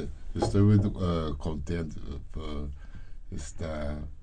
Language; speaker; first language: Spanish; non-native, fluent; Portuguese